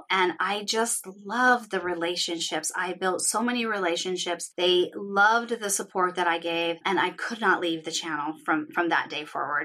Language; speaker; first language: English; native; English